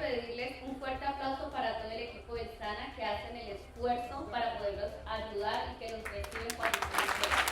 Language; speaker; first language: Spanish; native; Spanish